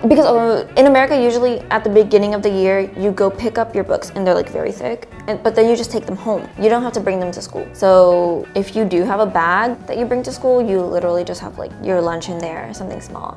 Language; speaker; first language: English; native; English